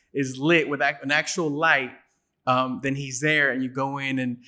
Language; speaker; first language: English; native; English